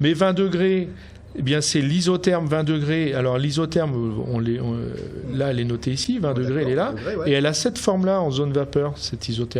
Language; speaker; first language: French; native; French